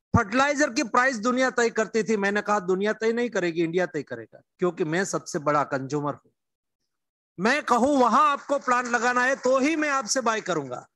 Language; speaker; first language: Hindi; non-native, local second language; Gujarati